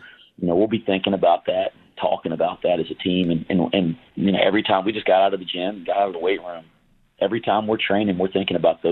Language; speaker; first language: English; native; English